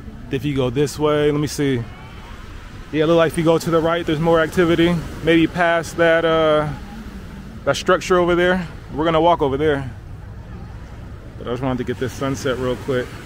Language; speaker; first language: English; native; English